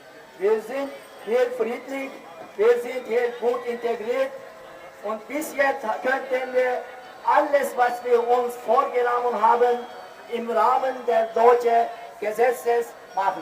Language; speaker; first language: German; non-native, fluent; Uyghur